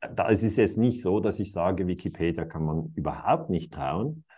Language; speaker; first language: German; native; German